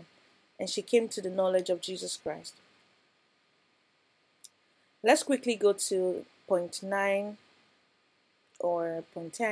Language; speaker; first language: English; non-native, local second language; Yoruba